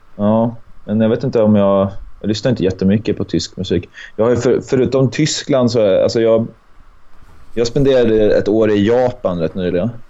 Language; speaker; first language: Swedish; native; Swedish